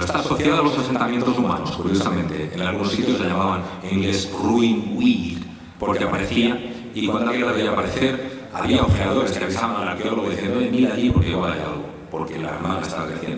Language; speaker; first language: Spanish; native; Spanish